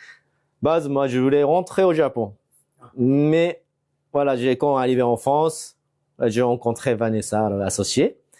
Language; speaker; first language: French; non-native, fluent; Japanese